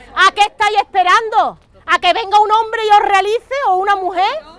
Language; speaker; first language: Spanish; native; Spanish